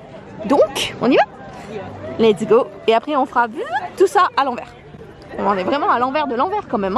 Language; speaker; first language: French; native; French